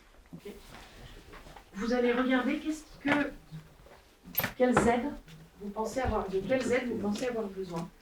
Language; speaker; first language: French; native; French